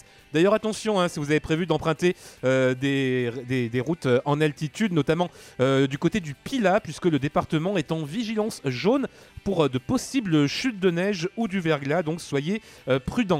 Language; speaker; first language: French; native; French